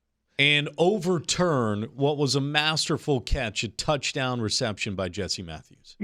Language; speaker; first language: English; native; English